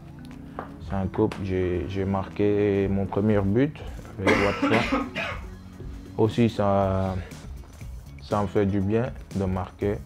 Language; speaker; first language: French; non-native, local second language; Wolof